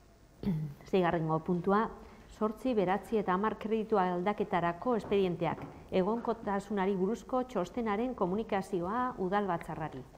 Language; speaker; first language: Basque; native; Basque